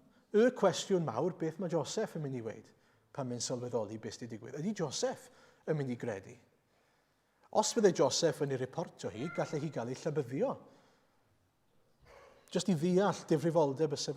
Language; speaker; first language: Welsh; native; Welsh